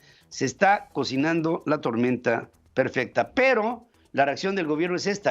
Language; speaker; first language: Spanish; native; Spanish